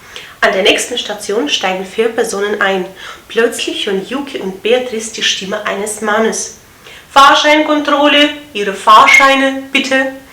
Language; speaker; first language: German; non-native, fluent; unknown